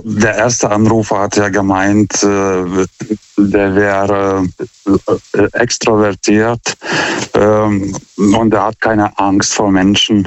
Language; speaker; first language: German; non-native, fluent; Lithuanian